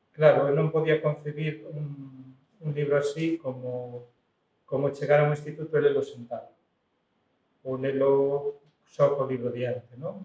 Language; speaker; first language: Galician; non-native, local second language; Spanish